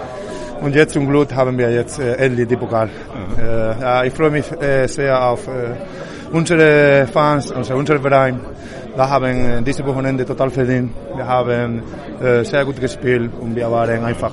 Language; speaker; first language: German; non-native, learner; Spanish